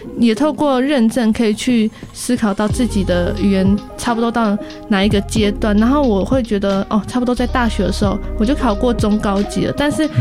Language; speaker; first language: Chinese; non-native, local second language; Amis